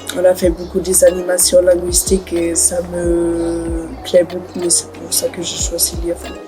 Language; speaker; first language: French; non-native, learner; German